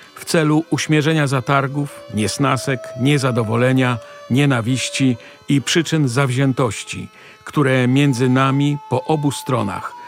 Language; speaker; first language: Polish; native; Polish